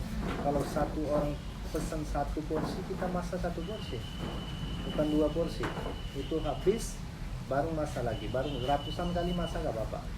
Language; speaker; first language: Indonesian; non-native, learner; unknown